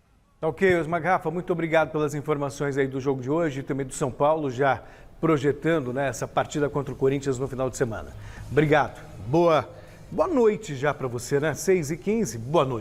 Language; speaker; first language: Portuguese; native; Portuguese